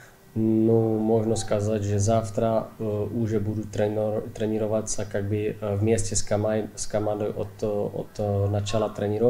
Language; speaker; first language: Russian; non-native, fluent; Czech